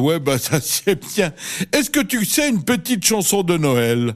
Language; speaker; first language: French; native; French